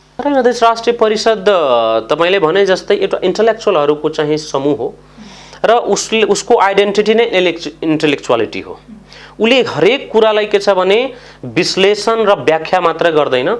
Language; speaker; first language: Nepali; non-native, local second language; Maithili